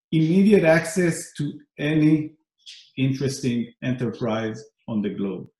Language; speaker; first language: English; non-native, fluent; Hebrew